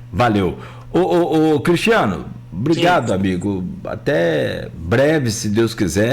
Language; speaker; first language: Portuguese; native; Portuguese